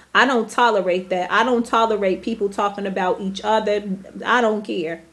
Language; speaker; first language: English; native; English